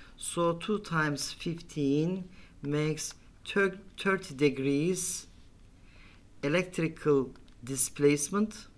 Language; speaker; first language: English; non-native, fluent; Turkish